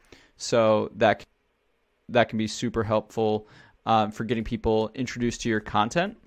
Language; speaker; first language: English; native; English